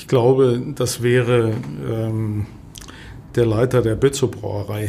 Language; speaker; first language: German; native; German